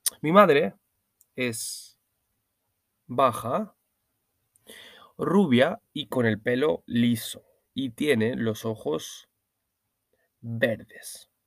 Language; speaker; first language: Spanish; non-native, learner; Norwegian